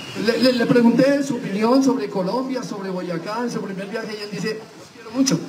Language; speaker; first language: Spanish; native; Spanish